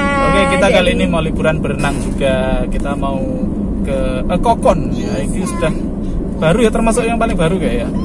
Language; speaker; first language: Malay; non-native, local second language; Javanese